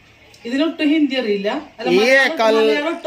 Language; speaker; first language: Malayalam; native; Malayalam